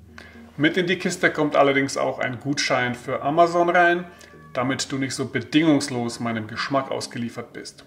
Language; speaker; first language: German; native; German